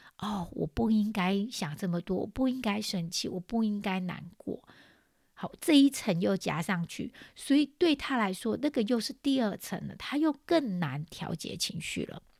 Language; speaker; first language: Chinese; native; Chinese